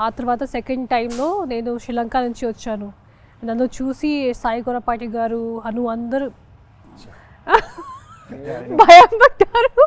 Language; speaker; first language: Telugu; non-native, local second language; Hindi